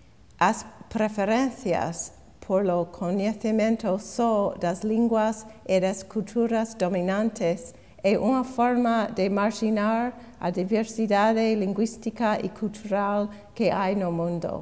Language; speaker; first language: Galician; non-native, fluent; English